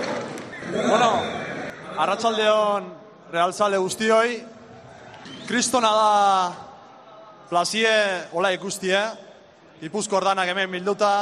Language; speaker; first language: Basque; native; Basque